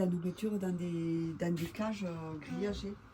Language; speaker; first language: French; native; French